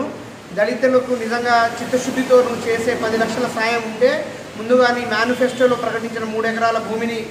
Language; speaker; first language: Telugu; native; Telugu